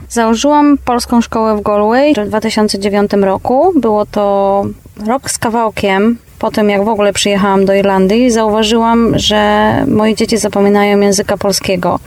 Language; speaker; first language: Polish; native; Polish